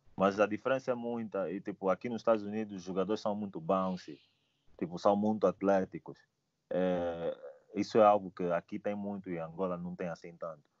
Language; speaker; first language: Portuguese; native; Portuguese